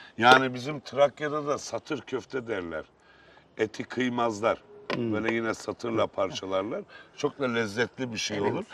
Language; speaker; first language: Turkish; native; Turkish